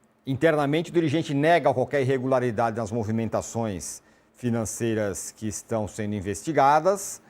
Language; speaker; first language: Portuguese; native; Portuguese